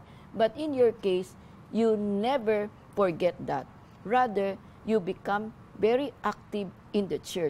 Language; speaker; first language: English; non-native, local second language; Filipino